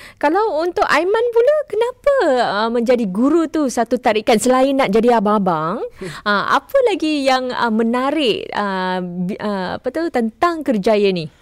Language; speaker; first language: Malay; native; Malay